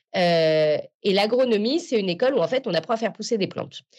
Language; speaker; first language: French; native; French